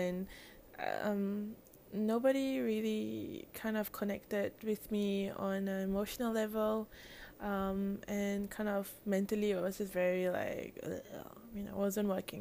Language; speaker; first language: English; native; English